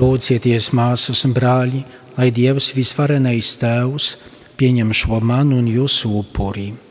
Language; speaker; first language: Latvian; non-native, fluent; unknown